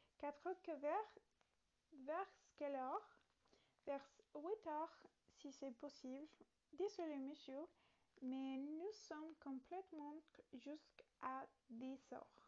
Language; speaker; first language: French; non-native, learner; Italian